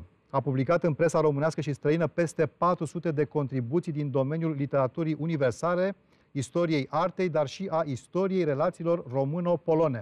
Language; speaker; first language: Romanian; native; Romanian